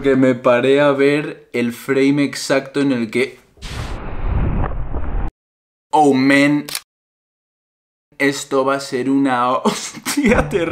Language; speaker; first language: Spanish; native; Spanish